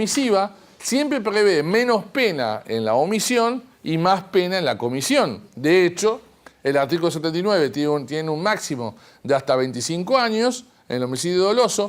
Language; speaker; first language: Spanish; native; Spanish